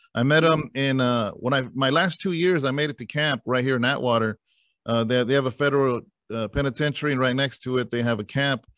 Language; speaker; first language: English; native; English